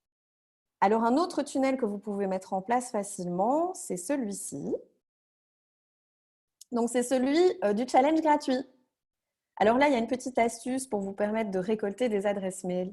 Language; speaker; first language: French; native; French